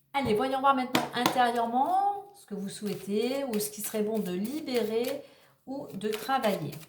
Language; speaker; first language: French; native; French